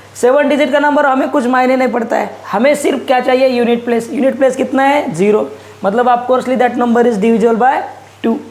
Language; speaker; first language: Hindi; non-native, local second language; Marathi